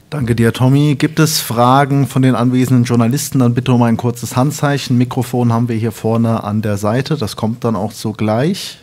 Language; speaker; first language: German; native; German